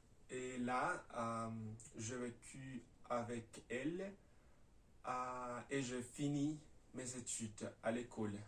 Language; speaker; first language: French; non-native, learner; Spanish